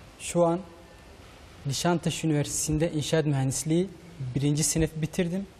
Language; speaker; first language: Turkish; non-native, fluent; Somali